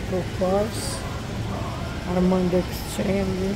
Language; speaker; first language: English; non-native, learner; Portuguese